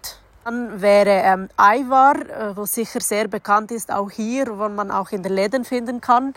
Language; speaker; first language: German; non-native, fluent; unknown